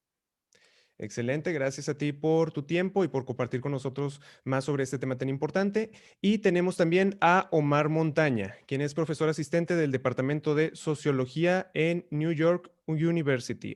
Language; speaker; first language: Spanish; native; Spanish